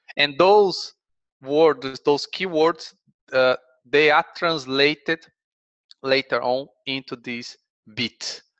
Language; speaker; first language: English; non-native, fluent; Portuguese